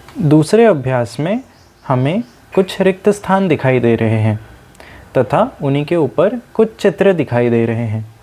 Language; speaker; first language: Hindi; non-native, local second language; Sindhi